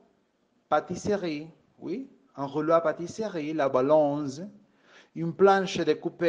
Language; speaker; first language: French; non-native, fluent; Spanish